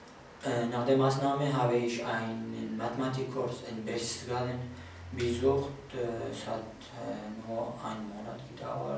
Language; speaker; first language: German; non-native, fluent; Kurdish